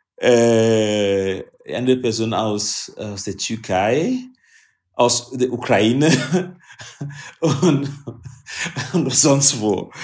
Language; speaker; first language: German; non-native, fluent; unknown